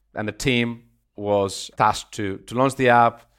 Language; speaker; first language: English; non-native, fluent; Greek